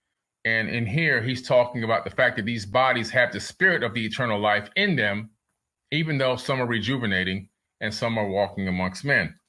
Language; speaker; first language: English; native; English